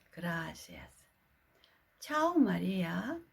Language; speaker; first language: Spanish; non-native, fluent; Korean